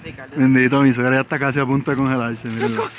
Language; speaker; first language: Spanish; native; Spanish